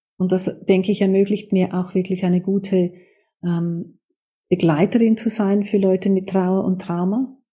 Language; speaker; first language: German; native; German